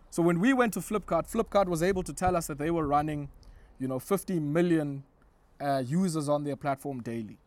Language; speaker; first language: English; non-native, local second language; Xhosa